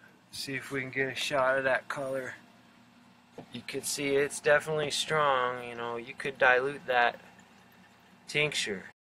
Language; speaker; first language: English; native; English